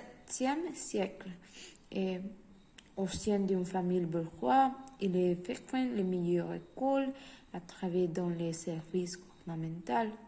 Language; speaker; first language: French; non-native, learner; Spanish